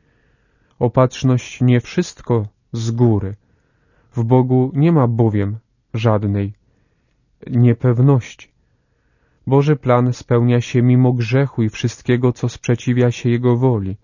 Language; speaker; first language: Polish; native; Polish